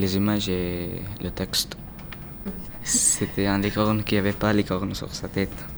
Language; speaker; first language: French; non-native, learner; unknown